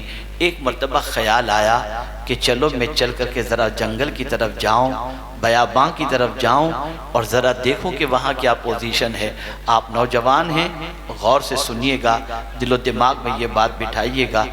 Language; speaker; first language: Urdu; native; Urdu